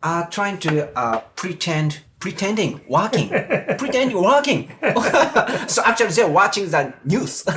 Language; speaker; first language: English; non-native, learner; Japanese